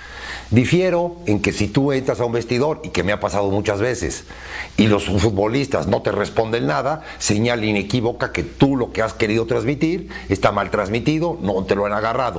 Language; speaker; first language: Spanish; native; Spanish